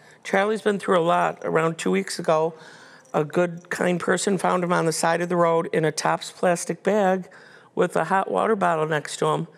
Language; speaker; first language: English; native; English